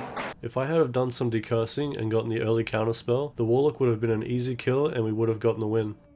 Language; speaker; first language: English; native; English